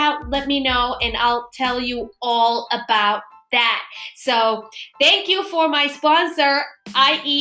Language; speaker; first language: English; non-native, fluent; Papiamento